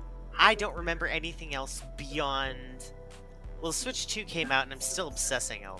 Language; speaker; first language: English; native; English